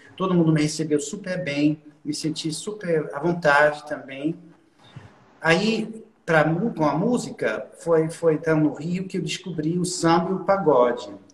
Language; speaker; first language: Portuguese; non-native, fluent; German